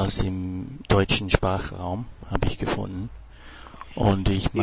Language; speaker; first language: German; non-native, fluent; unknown